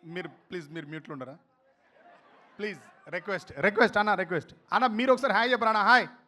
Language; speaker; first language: Telugu; native; Telugu